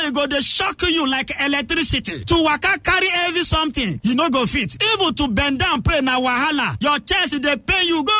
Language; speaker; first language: Nigerian Pidgin; native; Nigerian Pidgin